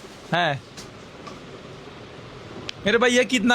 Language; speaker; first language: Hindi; non-native, learner; Bangla